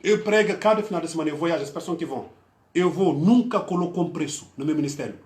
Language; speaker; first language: Portuguese; non-native, fluent; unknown